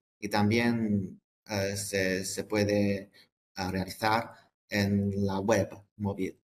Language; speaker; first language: Spanish; non-native, fluent; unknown